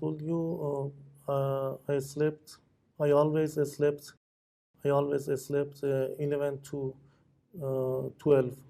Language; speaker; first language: English; non-native, learner; Persian